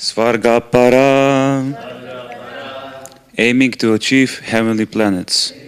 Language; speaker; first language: English; non-native, fluent; Slovenian